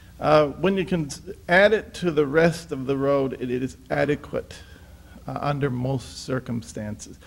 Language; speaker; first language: English; native; English